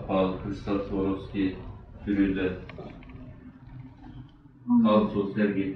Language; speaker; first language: Russian; non-native, learner; Turkish